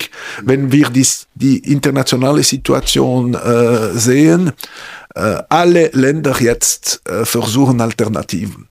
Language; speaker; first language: German; non-native, local second language; French